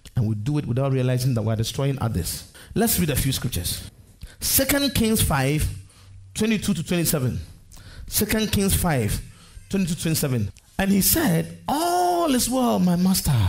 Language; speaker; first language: English; non-native, local second language; Akan